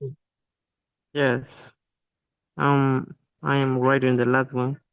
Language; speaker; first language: English; non-native, learner; Spanish